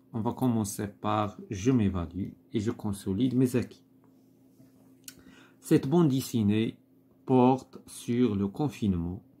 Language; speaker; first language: French; non-native, local second language; Arabic